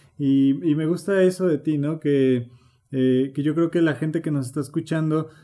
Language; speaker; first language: Spanish; native; Spanish